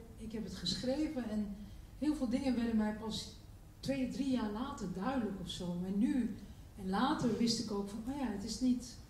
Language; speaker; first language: Dutch; early bilingual, other home language; Turkish